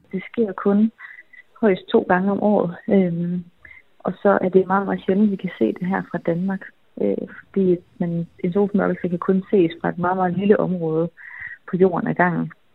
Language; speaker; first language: Danish; native; Danish